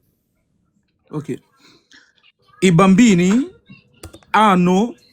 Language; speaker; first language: Italian; non-native, learner; French